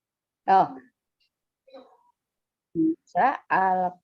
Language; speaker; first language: Arabic; non-native, learner; Indonesian